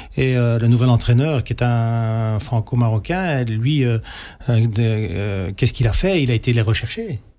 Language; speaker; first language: French; native; French